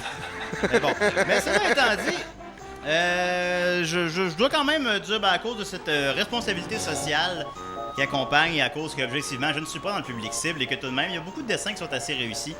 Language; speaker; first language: French; native; French